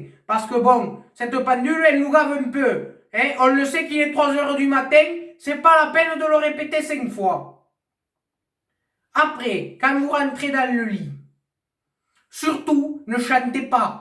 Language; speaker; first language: French; native; French